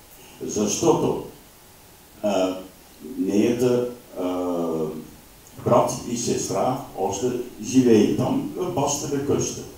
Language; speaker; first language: Bulgarian; non-native, learner; Slovak